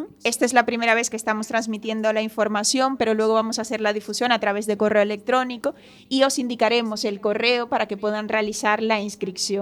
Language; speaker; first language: Spanish; native; Spanish